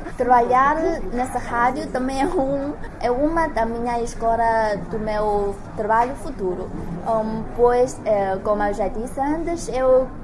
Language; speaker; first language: Portuguese; non-native, learner; Chinese